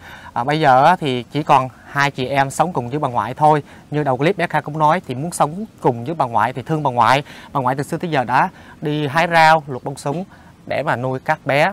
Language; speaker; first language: Vietnamese; native; Vietnamese